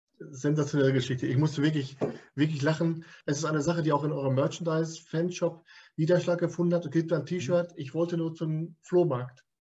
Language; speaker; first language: German; native; German